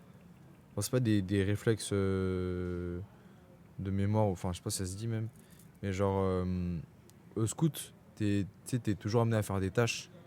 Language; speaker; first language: French; native; French